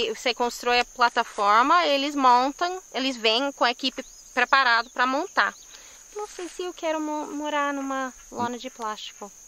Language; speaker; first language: Portuguese; non-native, fluent; English